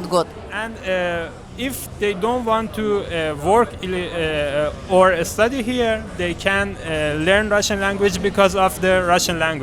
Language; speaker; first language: English; non-native, learner; Persian